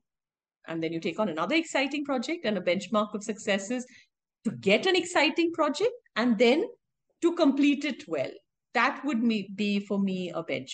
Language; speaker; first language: English; non-native, local second language; Hindi